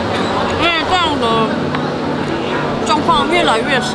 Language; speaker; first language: Chinese; non-native, fluent; Korean